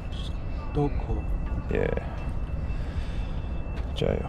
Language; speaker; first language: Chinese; non-native, fluent; English